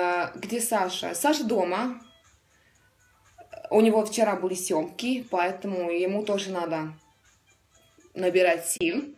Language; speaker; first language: Russian; non-native, learner; Estonian